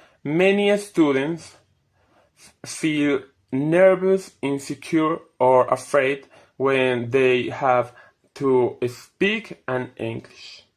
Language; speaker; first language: English; non-native, fluent; Spanish